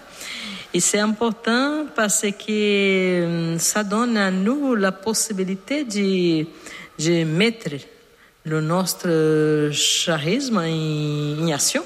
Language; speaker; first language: French; non-native, learner; Portuguese